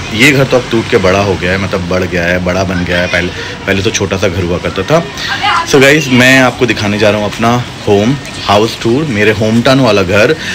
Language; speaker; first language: Hindi; native; Hindi